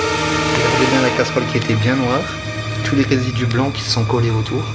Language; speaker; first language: French; native; French